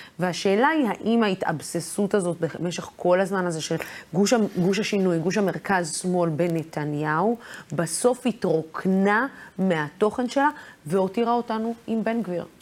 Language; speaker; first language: Hebrew; non-native, local second language; Arabic